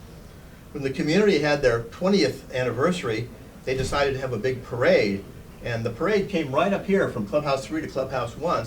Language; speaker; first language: English; native; English